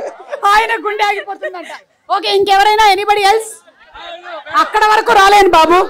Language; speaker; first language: Telugu; native; Telugu